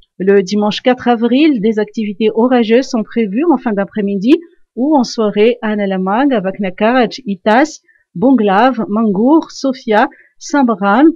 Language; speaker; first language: French; non-native, local second language; Malagasy